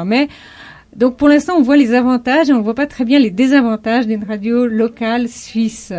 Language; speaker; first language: French; native; French